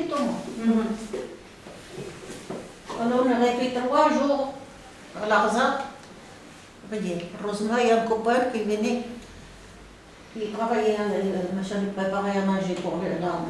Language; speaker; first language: French; non-native, learner; Arabic